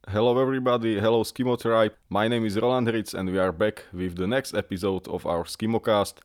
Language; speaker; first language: English; non-native, fluent; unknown